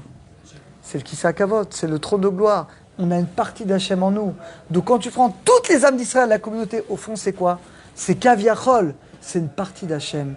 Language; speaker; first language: French; native; French